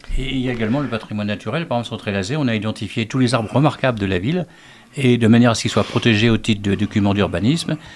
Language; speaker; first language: French; native; French